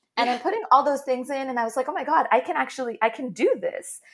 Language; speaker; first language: English; non-native, fluent; Arabic